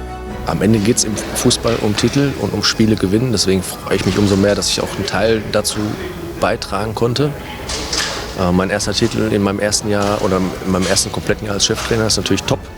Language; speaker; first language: German; native; German